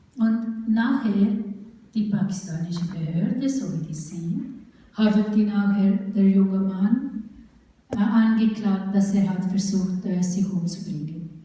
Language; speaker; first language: German; non-native, fluent; Urdu